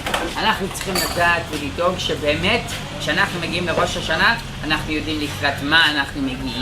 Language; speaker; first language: Hebrew; non-native, fluent; English